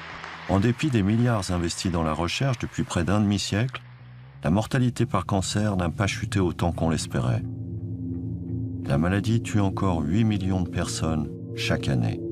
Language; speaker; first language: French; native; French